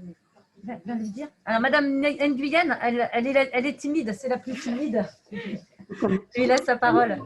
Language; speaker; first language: French; native; French